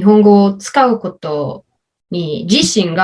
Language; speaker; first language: Japanese; non-native, learner; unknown